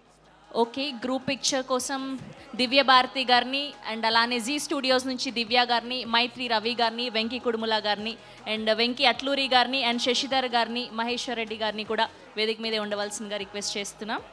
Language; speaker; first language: Telugu; native; Telugu